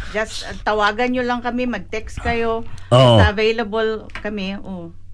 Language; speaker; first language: Filipino; native; Filipino